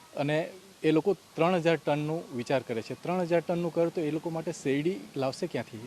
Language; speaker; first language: Gujarati; native; Gujarati